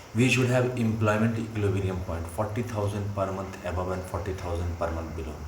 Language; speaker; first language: English; non-native, local second language; Hindi